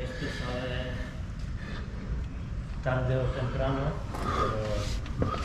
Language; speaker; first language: Spanish; non-native, fluent; Polish